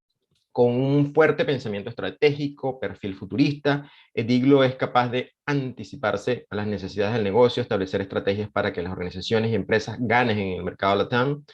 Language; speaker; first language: Spanish; native; Spanish